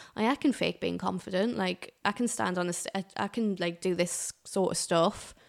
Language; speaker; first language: English; native; English